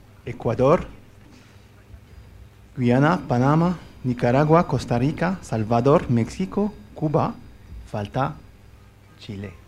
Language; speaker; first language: Spanish; non-native, learner; French